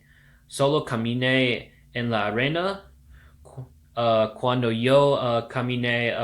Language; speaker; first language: Spanish; non-native, learner; English